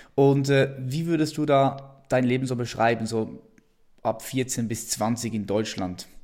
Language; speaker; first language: German; native; German